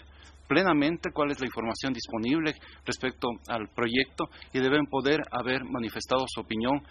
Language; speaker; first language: Spanish; native; Spanish